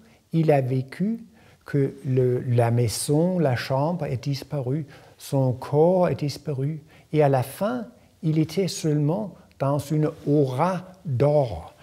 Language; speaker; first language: French; non-native, fluent; Danish